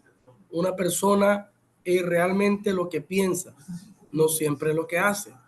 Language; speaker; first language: Spanish; native; Spanish